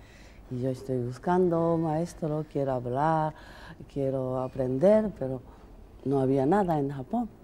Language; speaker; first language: Spanish; non-native, learner; Japanese